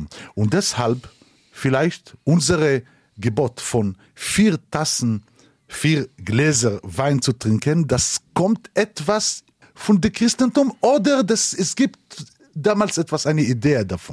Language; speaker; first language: German; non-native, learner; Hebrew